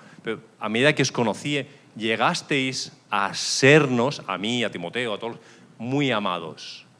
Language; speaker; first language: Spanish; native; Spanish